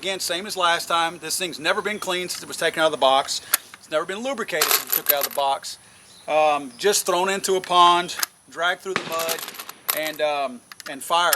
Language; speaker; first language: English; native; English